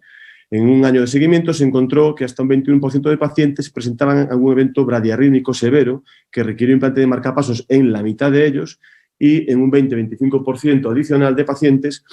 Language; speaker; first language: Spanish; native; Spanish